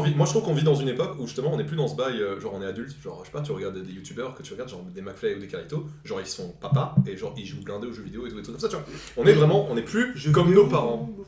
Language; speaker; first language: French; native; French